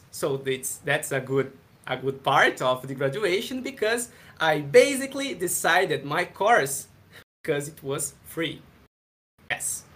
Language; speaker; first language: English; non-native, fluent; Portuguese